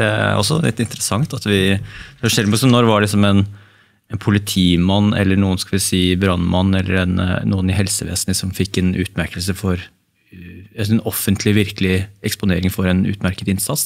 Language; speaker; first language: Norwegian; native; Norwegian